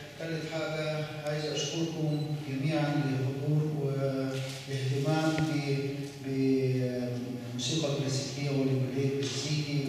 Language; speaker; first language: Arabic; non-native, learner; Russian